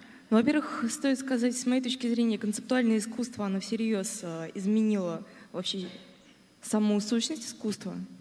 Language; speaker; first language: Russian; native; Russian